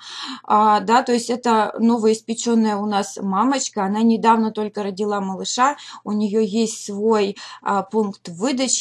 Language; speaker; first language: Russian; native; Russian